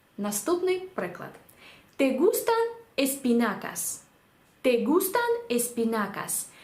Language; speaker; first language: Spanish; non-native, fluent; Ukrainian